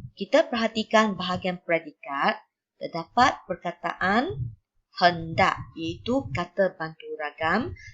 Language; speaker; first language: Malay; non-native, local second language; Chinese